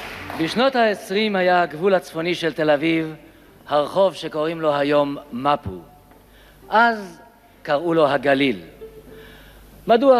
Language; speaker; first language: Hebrew; native; Hebrew